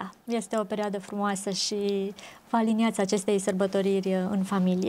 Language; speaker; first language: Romanian; native; Romanian